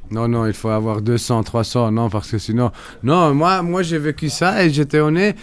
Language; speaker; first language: French; non-native, fluent; Spanish